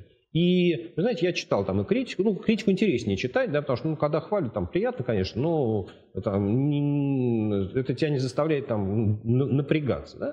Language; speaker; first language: Russian; native; Russian